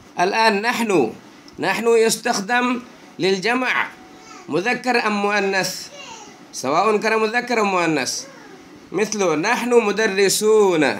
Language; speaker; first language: Arabic; non-native, fluent; Bangla